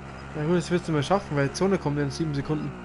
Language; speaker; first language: German; native; German